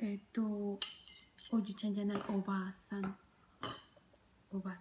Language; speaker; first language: Japanese; non-native, learner; Spanish